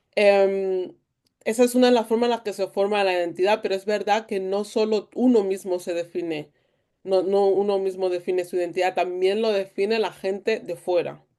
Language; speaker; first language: Spanish; native; Spanish